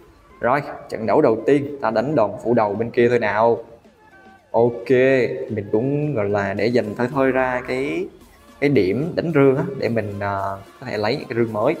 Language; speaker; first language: Vietnamese; native; Vietnamese